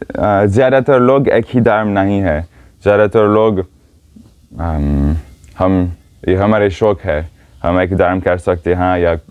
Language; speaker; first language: Hindi; non-native, learner; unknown